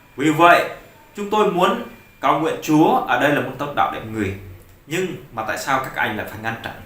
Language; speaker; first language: Vietnamese; non-native, local second language; Jarai